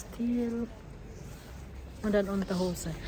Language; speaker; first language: German; non-native, fluent; Waray